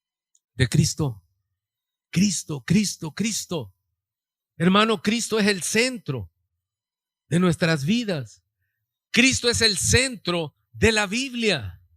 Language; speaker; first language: Spanish; native; Spanish